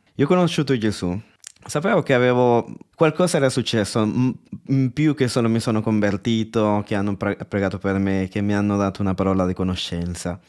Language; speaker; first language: Italian; non-native, fluent; Spanish